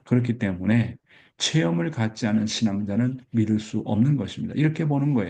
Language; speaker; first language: Korean; native; Korean